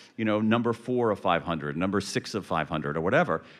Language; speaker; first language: English; native; English